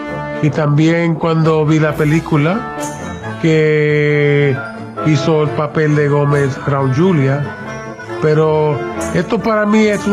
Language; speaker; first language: Spanish; early bilingual, heritage; English